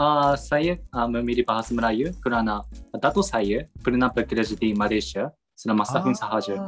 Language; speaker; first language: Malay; non-native, learner; Japanese